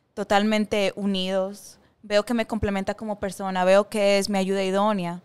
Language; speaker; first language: Spanish; early bilingual, heritage; Spanish